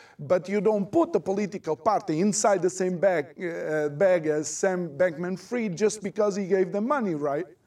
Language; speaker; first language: English; non-native, fluent; Portuguese